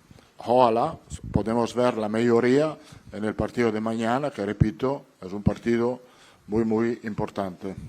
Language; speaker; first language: Spanish; non-native, fluent; Italian